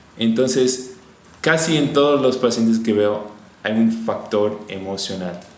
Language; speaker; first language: Spanish; non-native, fluent; English